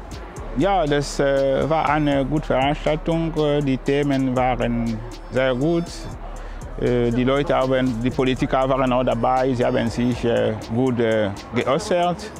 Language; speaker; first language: German; non-native, fluent; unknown